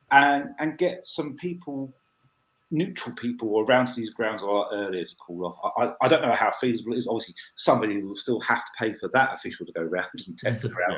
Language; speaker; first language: English; native; English